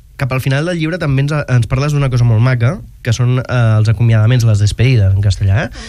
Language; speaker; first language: Catalan; native; Catalan